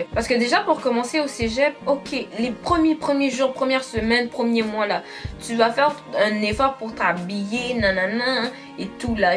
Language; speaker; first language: French; native; French